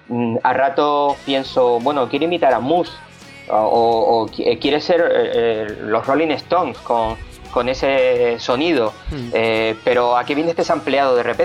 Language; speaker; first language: Spanish; native; Spanish